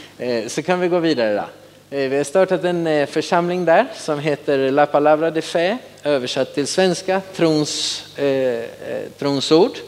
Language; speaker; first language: Swedish; native; Swedish